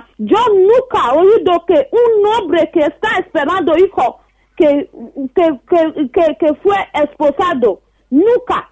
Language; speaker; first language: Spanish; non-native, learner; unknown